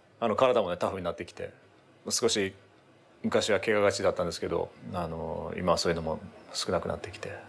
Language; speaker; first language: Japanese; native; Japanese